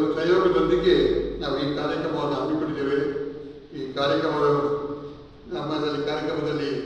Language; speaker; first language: Kannada; non-native, local second language; Kodava